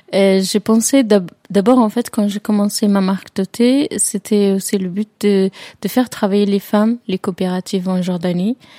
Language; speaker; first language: French; non-native, fluent; Arabic